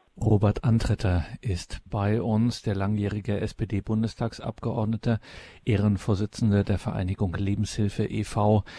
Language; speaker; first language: German; native; German